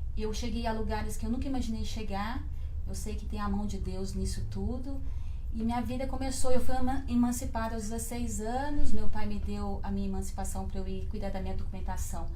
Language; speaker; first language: Portuguese; native; Portuguese